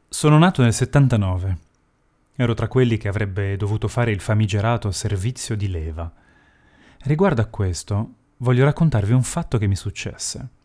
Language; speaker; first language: Italian; early bilingual, heritage; Italian